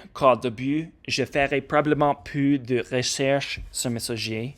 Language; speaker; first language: French; non-native, learner; English